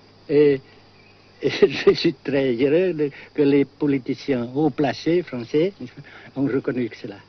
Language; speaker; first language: French; non-native, local second language; Vietnamese